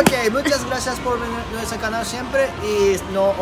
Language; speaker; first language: Spanish; non-native, learner; Japanese